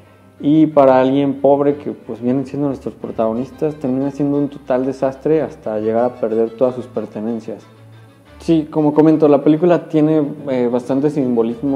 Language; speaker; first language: Spanish; native; Spanish